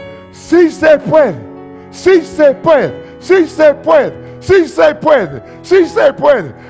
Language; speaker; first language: Spanish; non-native, learner; English